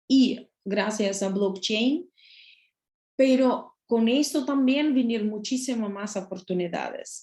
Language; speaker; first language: Spanish; non-native, learner; Russian